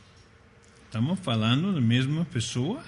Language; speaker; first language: Portuguese; non-native, fluent; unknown